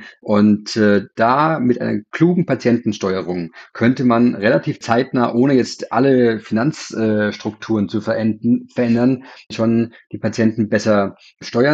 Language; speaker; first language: German; native; German